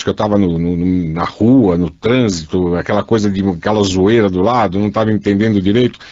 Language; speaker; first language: Portuguese; native; Portuguese